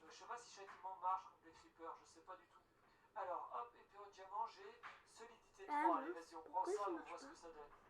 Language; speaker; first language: French; native; French